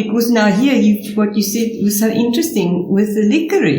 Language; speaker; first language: English; non-native, local second language; Afrikaans